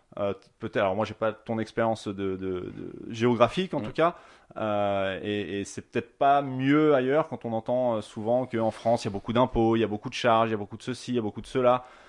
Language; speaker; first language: French; native; French